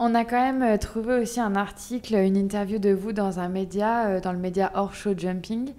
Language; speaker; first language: French; native; French